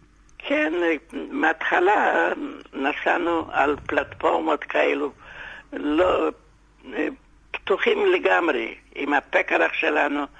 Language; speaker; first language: Hebrew; non-native, fluent; Yiddish